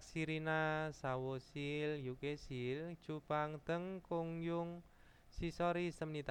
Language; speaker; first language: Korean; non-native, fluent; Indonesian